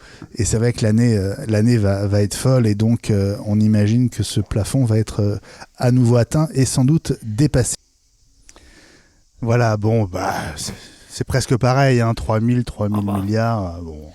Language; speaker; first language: French; native; French